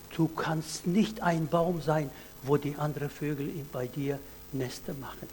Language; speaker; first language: German; non-native, fluent; Russian